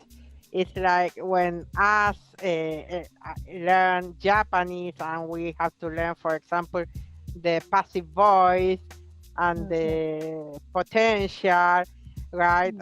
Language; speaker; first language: English; non-native, fluent; Spanish